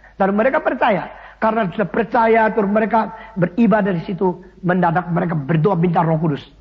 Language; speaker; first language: Indonesian; early bilingual, other home language; Min Nan Chinese